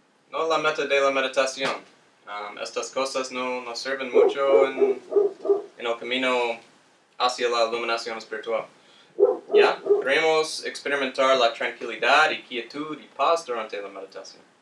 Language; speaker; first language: Spanish; non-native, fluent; English